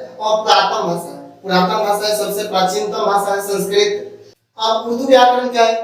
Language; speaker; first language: Hindi; native; Hindi